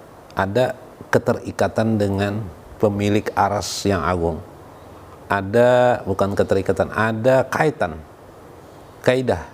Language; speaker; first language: Indonesian; native; Indonesian